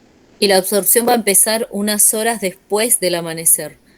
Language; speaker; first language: Spanish; native; Spanish